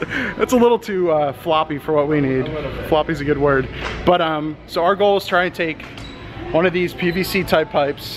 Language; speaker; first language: English; native; English